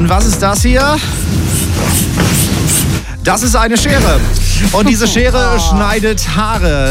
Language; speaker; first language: German; native; German